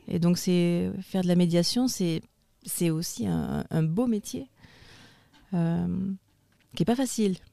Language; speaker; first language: French; native; French